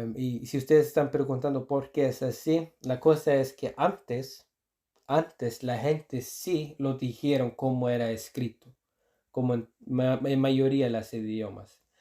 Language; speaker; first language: Spanish; non-native, fluent; Icelandic